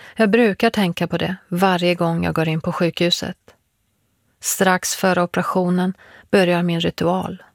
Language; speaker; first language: Swedish; early bilingual, other home language; Persian